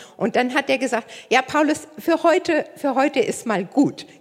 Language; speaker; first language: German; native; German